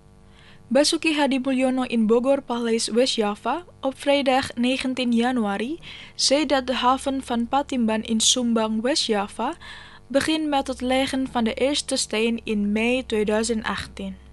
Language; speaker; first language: Dutch; non-native, fluent; Indonesian